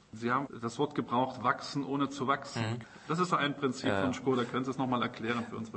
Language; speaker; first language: German; native; German